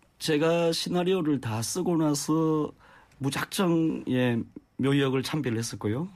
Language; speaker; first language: Korean; native; Korean